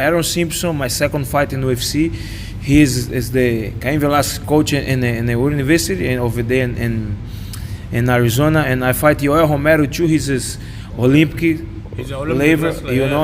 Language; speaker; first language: English; non-native, learner; Portuguese